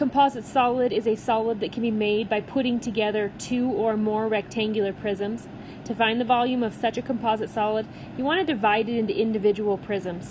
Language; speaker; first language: English; native; English